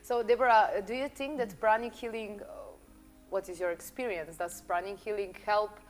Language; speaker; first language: English; non-native, fluent; Slovenian